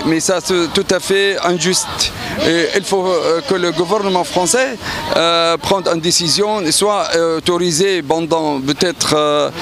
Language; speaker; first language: French; non-native, fluent; Arabic